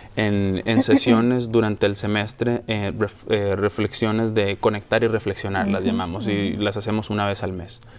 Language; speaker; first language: Spanish; native; Spanish